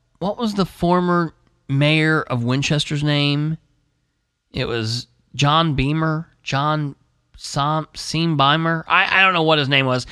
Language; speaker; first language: English; native; English